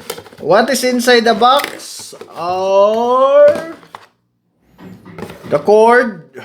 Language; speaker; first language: English; non-native, local second language; Filipino